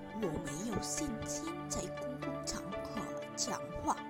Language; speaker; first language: Chinese; non-native, learner; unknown